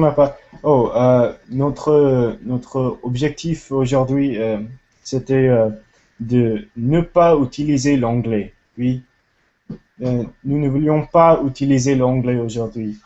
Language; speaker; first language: French; non-native, learner; English